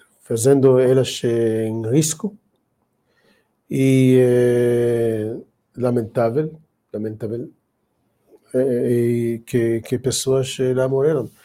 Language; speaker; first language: Portuguese; non-native, learner; Hebrew